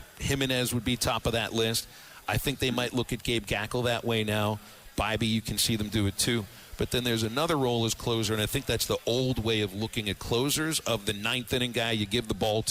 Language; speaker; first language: English; native; English